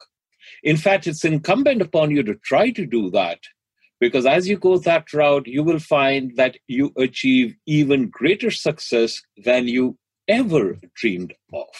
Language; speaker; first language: English; non-native, local second language; Hindi